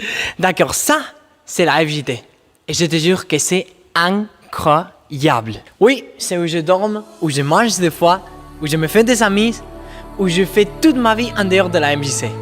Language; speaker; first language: French; non-native, fluent; Spanish